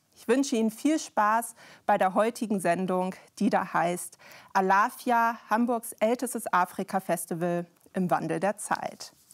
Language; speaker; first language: German; native; German